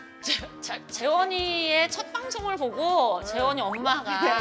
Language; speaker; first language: Korean; native; Korean